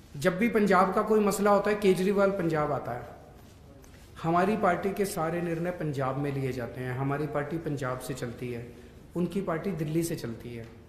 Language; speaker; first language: Hindi; native; Hindi